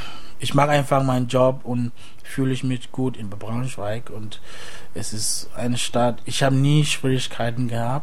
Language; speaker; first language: German; non-native, fluent; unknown